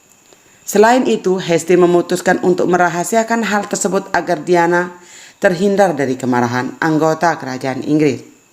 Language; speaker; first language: Indonesian; native; Indonesian